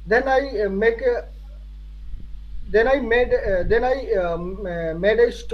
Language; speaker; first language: English; non-native, learner; Hindi